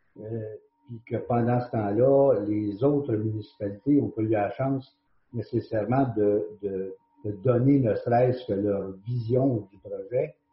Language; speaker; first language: French; native; French